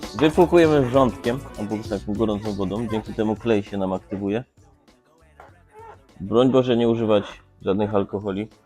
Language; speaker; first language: Polish; native; Polish